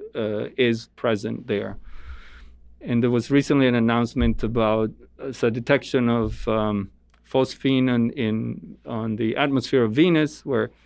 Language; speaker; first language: English; non-native, fluent; Italian